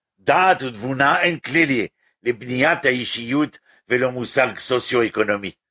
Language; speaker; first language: Hebrew; non-native, fluent; French